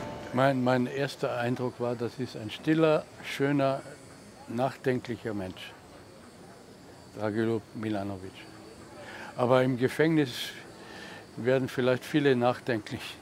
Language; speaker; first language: German; non-native, fluent; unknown